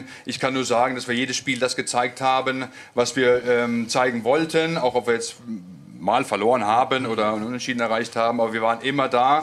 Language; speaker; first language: German; native; German